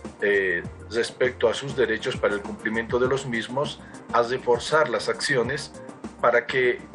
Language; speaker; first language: Spanish; native; Spanish